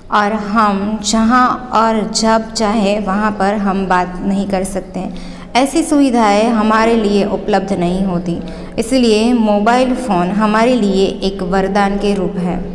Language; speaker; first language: Hindi; non-native, local second language; Gujarati